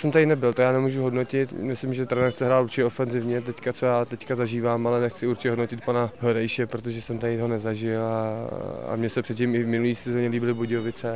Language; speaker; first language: Czech; native; Czech